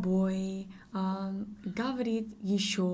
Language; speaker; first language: Russian; non-native, learner; English